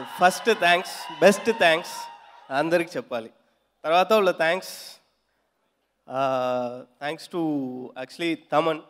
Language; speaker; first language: Telugu; non-native, learner; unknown